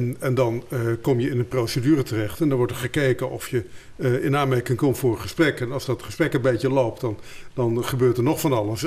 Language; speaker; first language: Dutch; native; Dutch